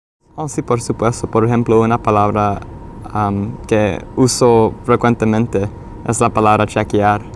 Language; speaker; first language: Spanish; early bilingual, heritage; English